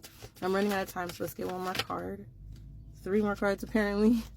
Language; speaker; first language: English; native; English